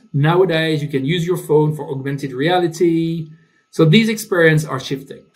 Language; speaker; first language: English; non-native, fluent; French